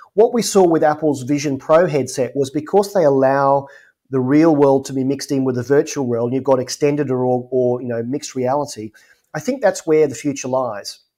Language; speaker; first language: English; native; English